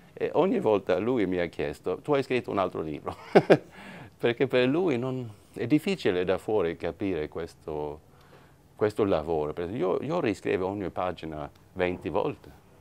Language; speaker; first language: Italian; non-native, fluent; Swedish